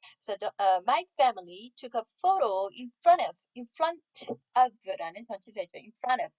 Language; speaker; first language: English; non-native, fluent; Korean